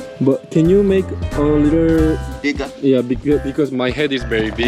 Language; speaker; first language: English; non-native, learner; Korean